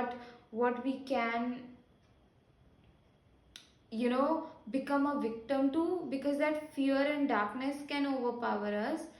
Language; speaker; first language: English; non-native, local second language; Hindi